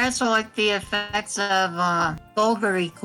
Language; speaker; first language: English; native; English